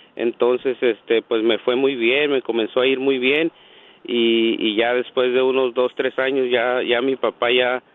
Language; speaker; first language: Spanish; native; Spanish